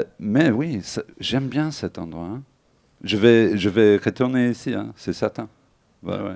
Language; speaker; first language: French; non-native, fluent; English